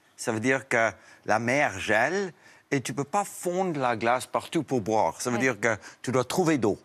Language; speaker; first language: French; non-native, fluent; Afrikaans